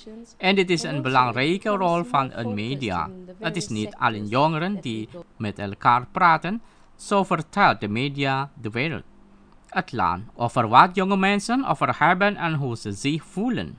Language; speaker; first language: Dutch; non-native, fluent; Indonesian